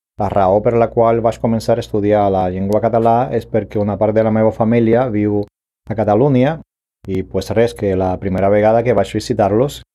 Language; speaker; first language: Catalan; non-native, learner; Spanish